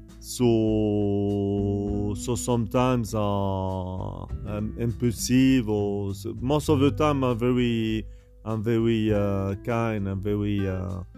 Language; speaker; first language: English; non-native, learner; French